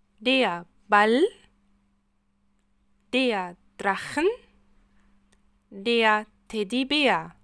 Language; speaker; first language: German; non-native, fluent; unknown